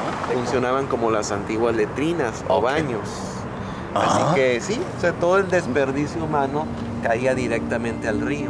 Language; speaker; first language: Spanish; native; Spanish